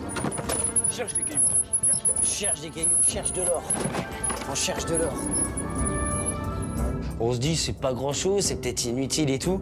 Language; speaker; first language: French; native; French